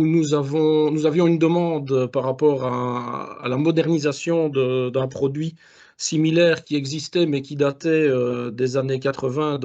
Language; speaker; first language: French; native; French